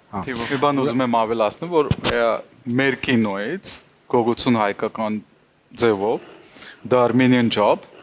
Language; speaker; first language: Armenian; non-native, learner; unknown